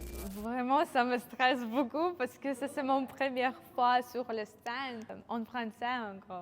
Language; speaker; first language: French; non-native, learner; Ukrainian